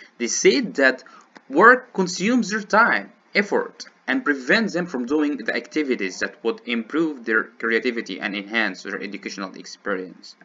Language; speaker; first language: English; non-native, fluent; Arabic